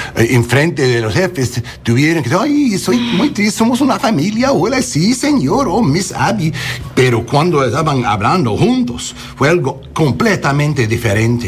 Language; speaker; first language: Spanish; early bilingual, heritage; English